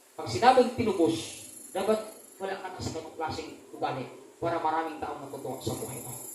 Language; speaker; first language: Filipino; non-native, local second language; Cebuano